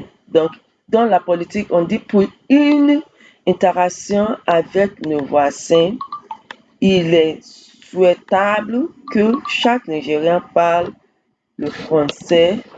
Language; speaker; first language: French; non-native, fluent; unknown